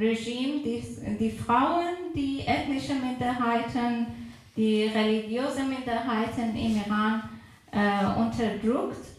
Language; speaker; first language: German; non-native, fluent; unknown